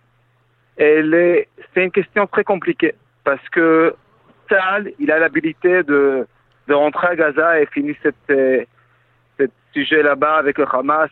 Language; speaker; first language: French; non-native, fluent; Hebrew